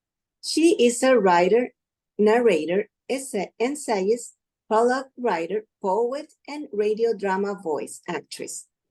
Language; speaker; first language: English; non-native, learner; Spanish